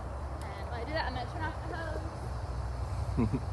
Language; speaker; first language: English; native; English